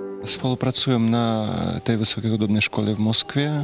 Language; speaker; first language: Slovak; non-native, learner; Russian